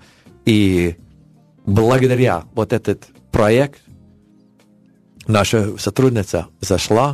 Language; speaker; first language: Russian; non-native, learner; English